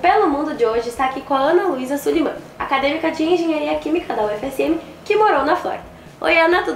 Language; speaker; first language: Portuguese; native; Portuguese